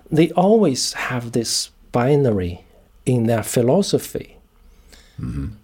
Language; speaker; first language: English; non-native, fluent; Chinese